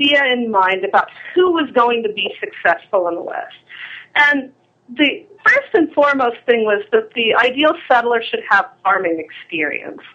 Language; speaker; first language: English; native; English